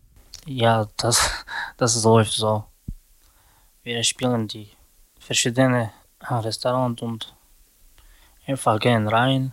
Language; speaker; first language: German; non-native, learner; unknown